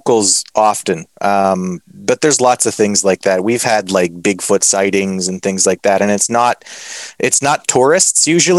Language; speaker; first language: English; native; English